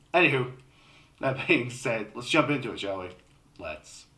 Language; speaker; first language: English; native; English